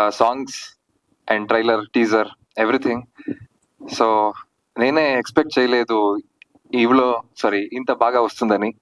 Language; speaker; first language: Telugu; non-native, learner; Tamil